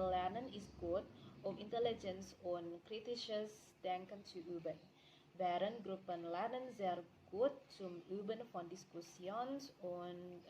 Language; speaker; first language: German; non-native, learner; Indonesian